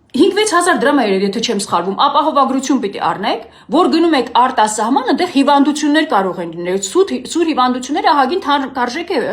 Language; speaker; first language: Armenian; native; Armenian